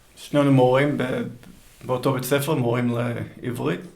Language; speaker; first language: Hebrew; early bilingual, heritage; Hebrew